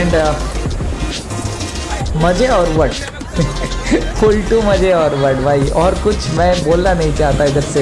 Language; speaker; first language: Hindi; non-native, local second language; Bangla